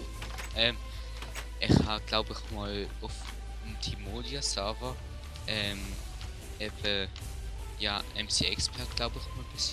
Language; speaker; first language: German; native; German